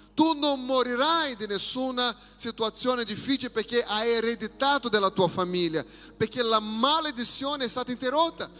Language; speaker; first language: Italian; non-native, fluent; Portuguese